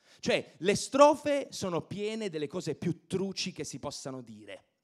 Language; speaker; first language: Italian; native; Italian